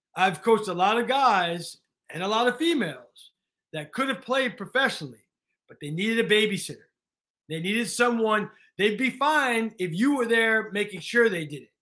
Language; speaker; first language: English; native; English